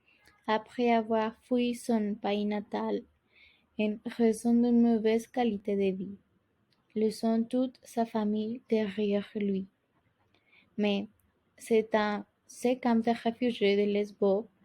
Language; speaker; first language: French; non-native, learner; Spanish